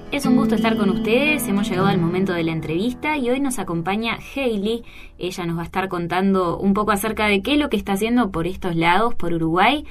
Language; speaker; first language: Spanish; native; Spanish